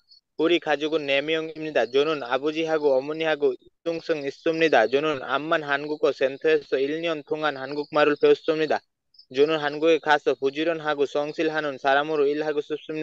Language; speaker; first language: Korean; non-native, learner; Bangla